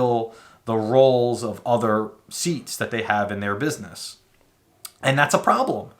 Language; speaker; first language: English; native; English